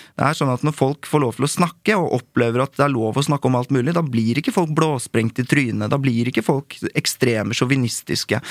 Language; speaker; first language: Norwegian; early bilingual, other home language; Korean